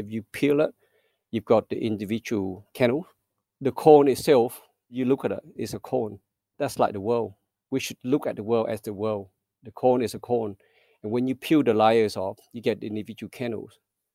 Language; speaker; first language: English; early bilingual, other home language; Vietnamese